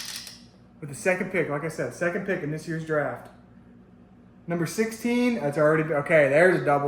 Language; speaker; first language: English; native; English